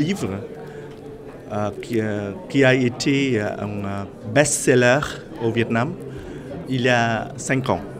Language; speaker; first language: French; non-native, learner; Vietnamese